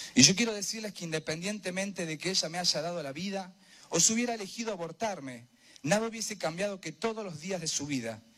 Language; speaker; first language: Spanish; native; Spanish